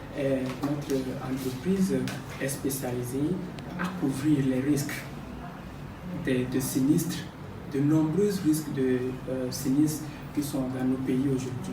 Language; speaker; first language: French; non-native, fluent; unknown